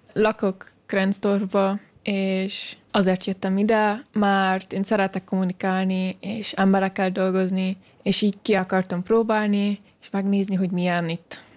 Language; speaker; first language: Hungarian; early bilingual, heritage; Hungarian